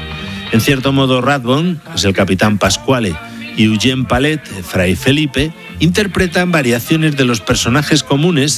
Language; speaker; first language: Spanish; native; Spanish